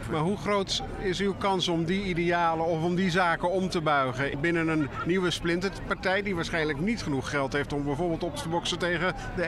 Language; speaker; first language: Dutch; native; Dutch